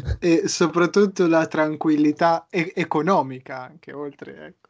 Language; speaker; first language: Italian; native; Italian